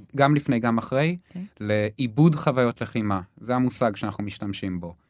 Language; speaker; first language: Hebrew; native; Hebrew